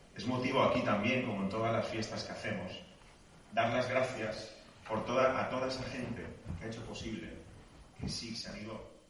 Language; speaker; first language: Spanish; native; Spanish